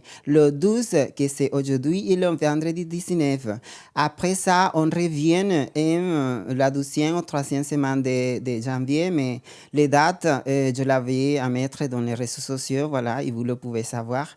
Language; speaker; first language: French; non-native, learner; Spanish